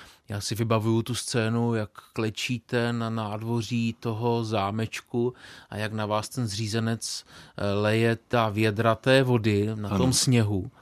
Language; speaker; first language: Czech; native; Czech